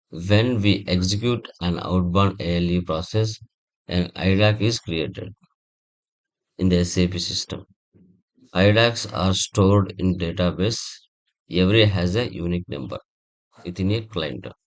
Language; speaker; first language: English; non-native, local second language; Telugu